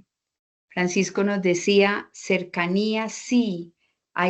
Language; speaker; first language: Spanish; native; Spanish